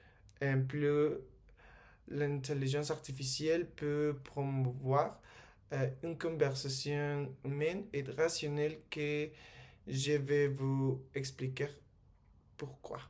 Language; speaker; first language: French; non-native, learner; Spanish